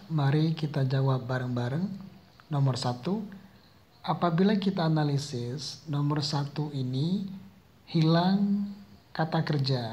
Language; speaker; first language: Indonesian; native; Indonesian